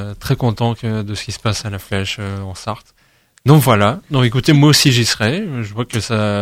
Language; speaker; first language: French; native; French